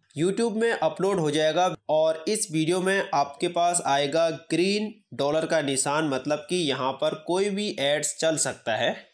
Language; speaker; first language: Hindi; native; Hindi